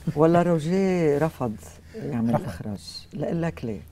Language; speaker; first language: Arabic; native; Arabic